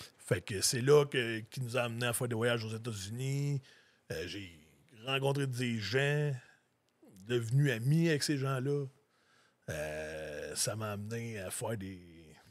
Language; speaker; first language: French; native; French